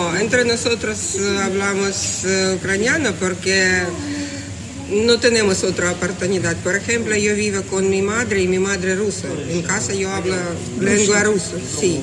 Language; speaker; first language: Spanish; non-native, learner; Russian